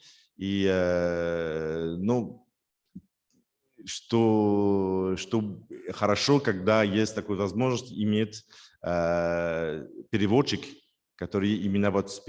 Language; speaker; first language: Russian; non-native, fluent; French